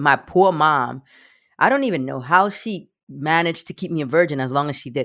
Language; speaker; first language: English; early bilingual, other home language; Spanish